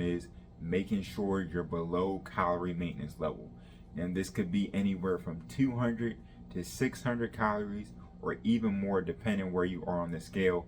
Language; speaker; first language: English; native; English